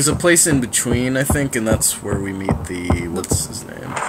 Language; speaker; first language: English; native; English